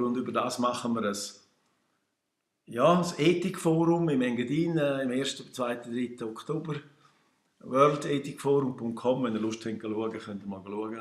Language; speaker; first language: German; native; German